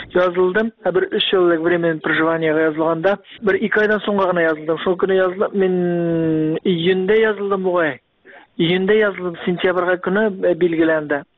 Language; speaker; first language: Tatar; early bilingual, heritage; Tatar